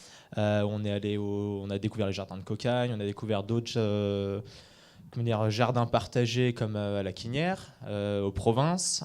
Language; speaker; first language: French; native; French